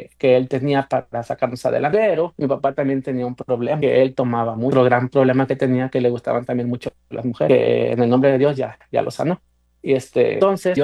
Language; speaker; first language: Spanish; native; Spanish